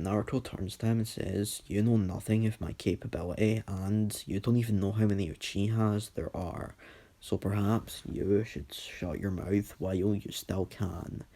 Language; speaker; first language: English; native; English